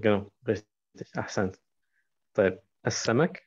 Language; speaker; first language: Arabic; non-native, fluent; German